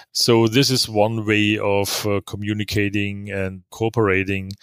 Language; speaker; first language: English; non-native, fluent; German